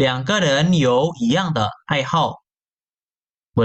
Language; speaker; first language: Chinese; non-native, fluent; Indonesian